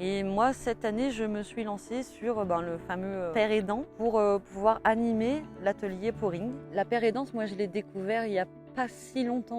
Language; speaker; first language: French; native; French